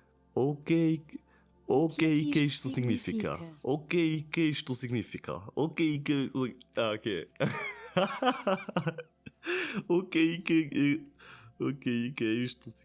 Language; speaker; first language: Portuguese; non-native, learner; German